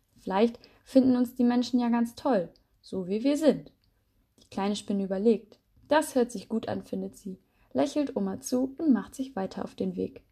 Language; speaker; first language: German; native; German